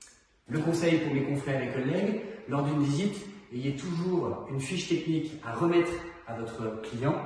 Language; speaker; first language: French; native; French